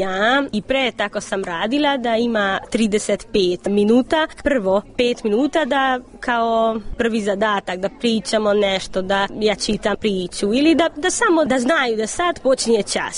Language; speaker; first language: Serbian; non-native, local second language; Hungarian